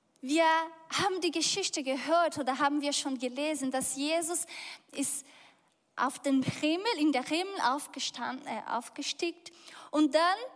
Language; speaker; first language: German; non-native, fluent; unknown